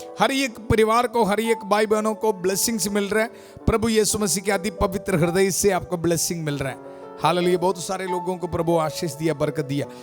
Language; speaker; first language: Hindi; non-native, local second language; Malayalam